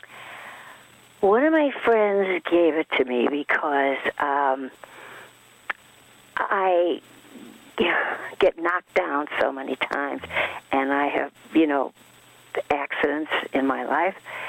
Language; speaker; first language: English; early bilingual, other home language; Swedish